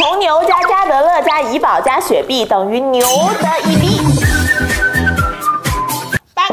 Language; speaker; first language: Chinese; native; Chinese